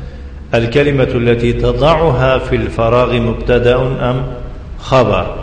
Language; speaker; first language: Arabic; non-native, fluent; Tajik